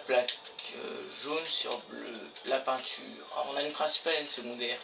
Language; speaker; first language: French; native; French